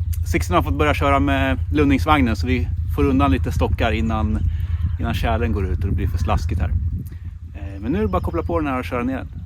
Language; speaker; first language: Swedish; native; Swedish